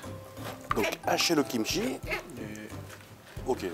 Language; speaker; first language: French; native; French